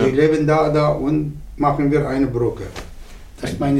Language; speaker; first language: German; non-native, learner; Arabic